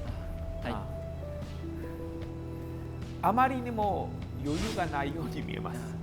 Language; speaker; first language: Japanese; non-native, learner; Korean